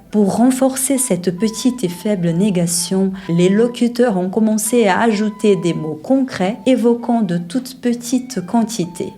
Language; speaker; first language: French; non-native, fluent; Portuguese